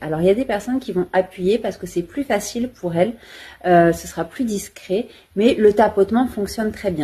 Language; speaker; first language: French; native; French